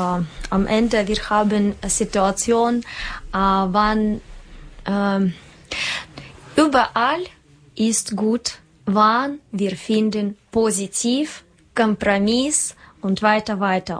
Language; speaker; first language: German; non-native, learner; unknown